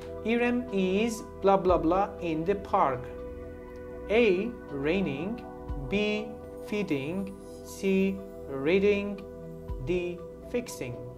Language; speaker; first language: English; non-native, fluent; Turkish